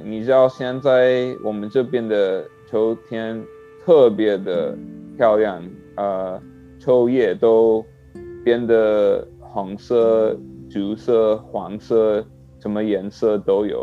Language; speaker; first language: Chinese; non-native, learner; English